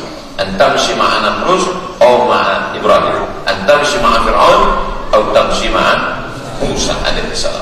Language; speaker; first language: Arabic; non-native, fluent; Indonesian